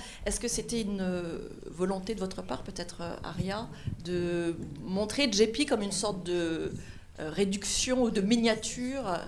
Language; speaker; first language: French; native; French